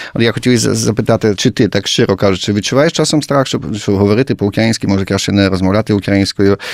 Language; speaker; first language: Ukrainian; early bilingual, heritage; Ukrainian